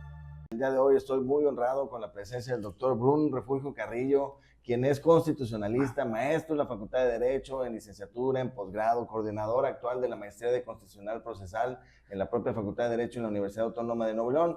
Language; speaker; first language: Spanish; native; Spanish